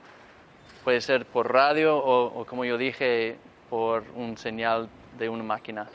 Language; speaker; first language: Spanish; non-native, fluent; English